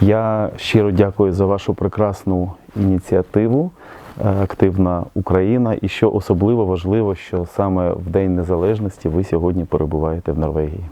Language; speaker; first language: Ukrainian; native; Ukrainian